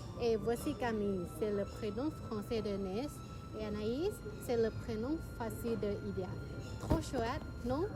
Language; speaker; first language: French; non-native, learner; Thai